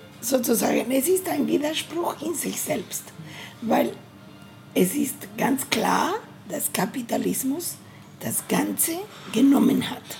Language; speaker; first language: German; non-native, learner; Spanish